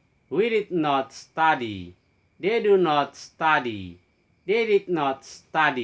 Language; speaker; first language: English; non-native, fluent; Indonesian